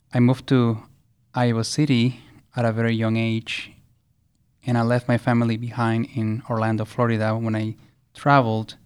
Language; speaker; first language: English; early bilingual, other home language; Spanish